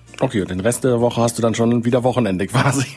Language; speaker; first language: German; native; German